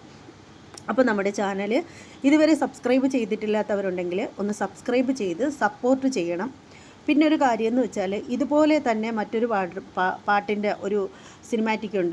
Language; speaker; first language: Malayalam; native; Malayalam